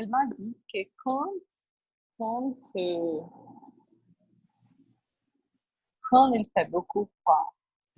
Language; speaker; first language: French; non-native, learner; Portuguese